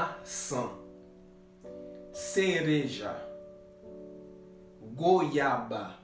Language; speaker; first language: Portuguese; non-native, fluent; Haitian Creole